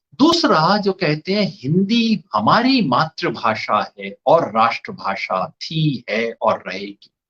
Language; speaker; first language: Hindi; native; Hindi